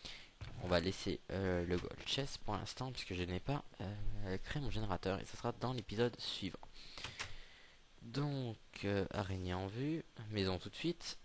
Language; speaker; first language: French; native; French